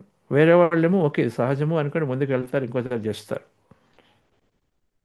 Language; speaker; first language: Telugu; native; Telugu